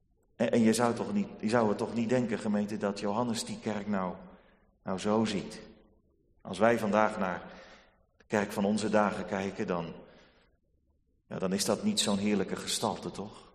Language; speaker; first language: Dutch; native; Dutch